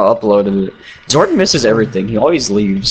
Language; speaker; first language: English; native; English